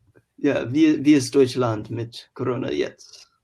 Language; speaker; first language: German; non-native, learner; English